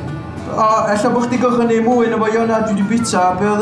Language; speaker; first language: Welsh; native; Welsh